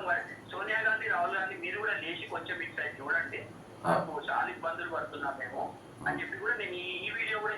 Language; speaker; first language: Telugu; native; Telugu